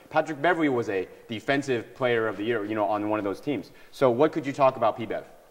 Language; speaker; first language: English; early bilingual, other home language; Chinese